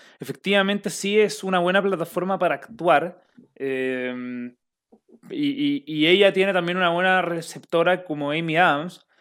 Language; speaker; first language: Spanish; native; Spanish